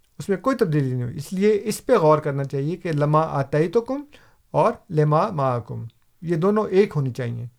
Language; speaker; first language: Urdu; non-native, local second language; Punjabi